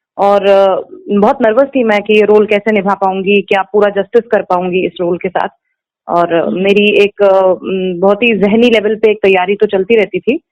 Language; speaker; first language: Hindi; non-native, local second language; Kashmiri